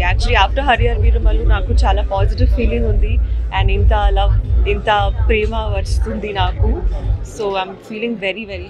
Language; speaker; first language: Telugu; non-native, learner; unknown